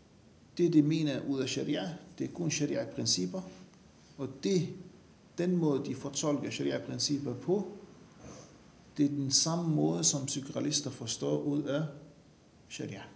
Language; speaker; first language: Danish; non-native, fluent; Arabic